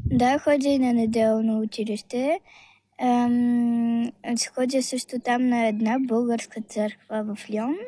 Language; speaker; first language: Bulgarian; early bilingual, heritage; Bulgarian